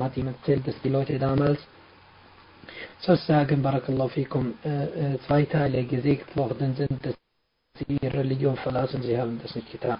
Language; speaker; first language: German; non-native, fluent; Arabic